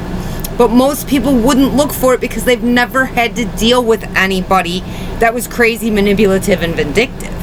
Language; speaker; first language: English; native; English